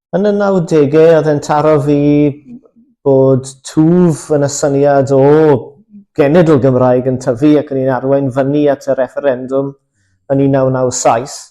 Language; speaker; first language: Welsh; native; Welsh